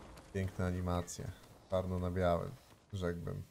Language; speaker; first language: Polish; native; Polish